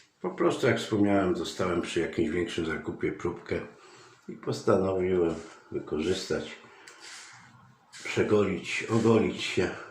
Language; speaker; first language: Polish; native; Polish